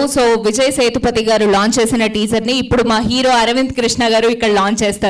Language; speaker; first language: Telugu; native; Telugu